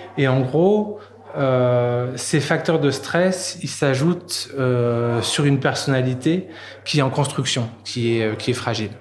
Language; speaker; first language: French; native; French